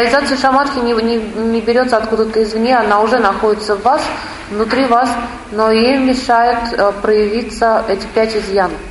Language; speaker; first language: Russian; native; Russian